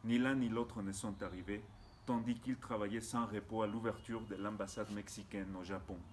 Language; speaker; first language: French; non-native, fluent; Spanish